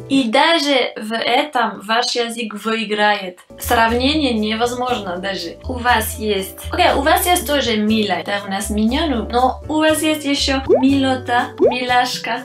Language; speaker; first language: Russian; non-native, fluent; French